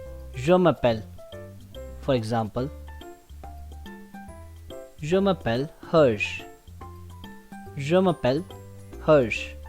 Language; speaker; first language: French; non-native, fluent; Hindi